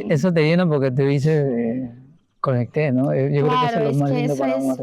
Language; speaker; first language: Spanish; native; Spanish